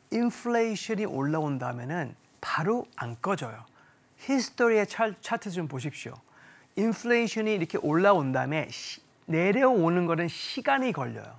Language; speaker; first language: Korean; early bilingual, heritage; Korean